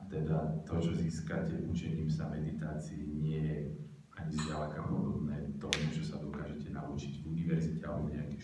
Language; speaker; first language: Slovak; native; Slovak